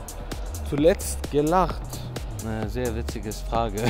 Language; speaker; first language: German; non-native, fluent; Arabic